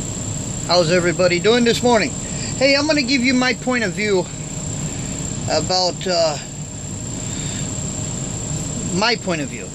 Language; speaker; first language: English; native; English